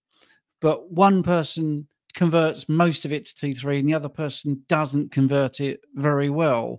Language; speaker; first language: English; native; English